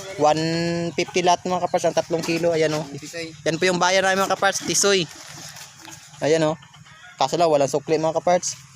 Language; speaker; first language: Filipino; non-native, local second language; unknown